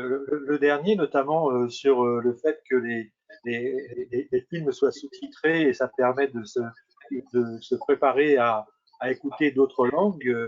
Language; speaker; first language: French; native; French